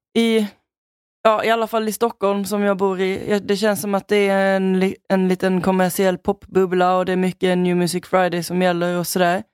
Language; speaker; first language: Swedish; native; Swedish